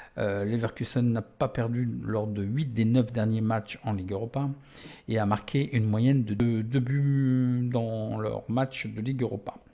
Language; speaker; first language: French; native; French